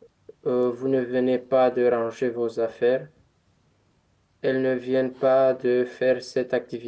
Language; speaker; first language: French; non-native, learner; Romanian